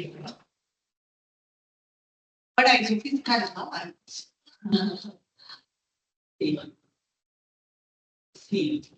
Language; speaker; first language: Spanish; native; Spanish